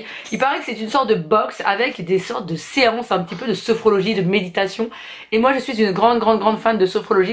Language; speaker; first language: French; native; French